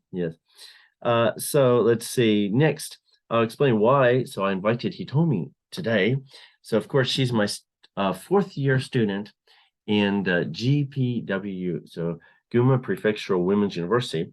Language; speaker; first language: English; non-native, fluent; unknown